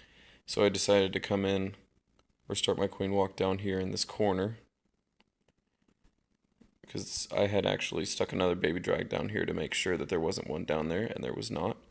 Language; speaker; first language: English; native; English